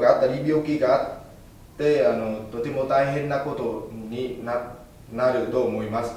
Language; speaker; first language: Japanese; non-native, fluent; Vietnamese